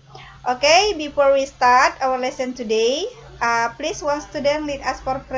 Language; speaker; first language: English; non-native, learner; Indonesian